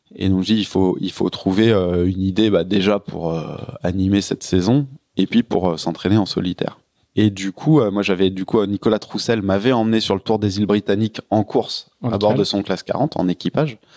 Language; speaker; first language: French; native; French